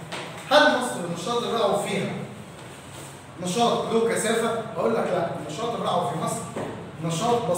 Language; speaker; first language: Arabic; native; Arabic